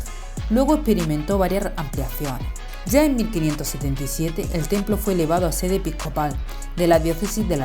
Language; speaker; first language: Spanish; native; Spanish